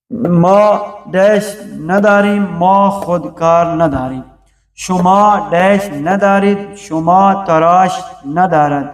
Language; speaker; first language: Persian; non-native, fluent; Urdu